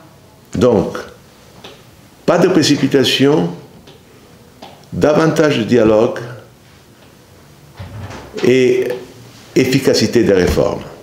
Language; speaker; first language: French; non-native, fluent; Italian